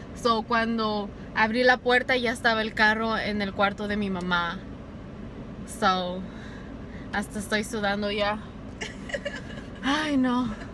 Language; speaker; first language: Spanish; early bilingual, heritage; Spanish